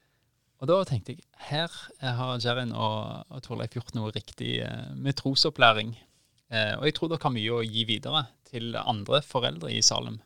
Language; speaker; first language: Norwegian; native; Norwegian